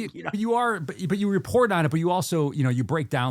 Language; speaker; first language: English; native; English